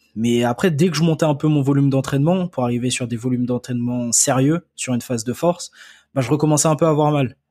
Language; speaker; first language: French; early bilingual, other home language; Akan